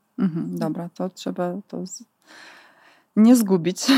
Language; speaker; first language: Polish; non-native, fluent; Ukrainian